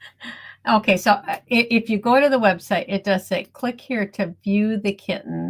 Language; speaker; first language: English; native; English